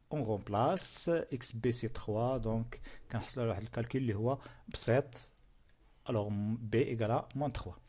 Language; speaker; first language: French; non-native, local second language; Arabic